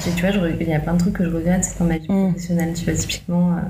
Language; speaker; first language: French; non-native, local second language; Arabic